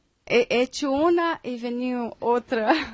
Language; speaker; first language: Spanish; non-native, learner; Portuguese